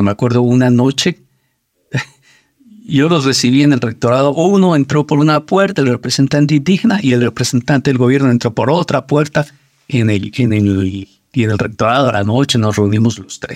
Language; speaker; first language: Spanish; native; Spanish